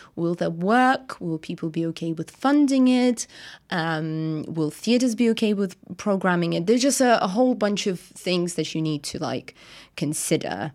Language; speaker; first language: English; non-native, fluent; Russian